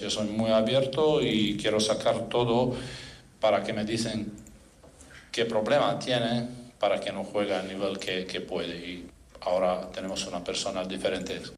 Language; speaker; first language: Spanish; non-native, fluent; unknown